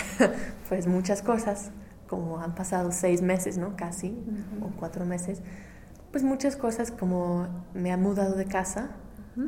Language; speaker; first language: Spanish; non-native, fluent; English